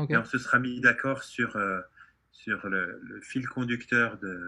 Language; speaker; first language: French; native; French